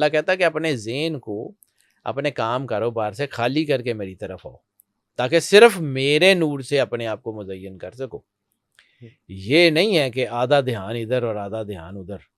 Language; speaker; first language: Urdu; non-native, local second language; Punjabi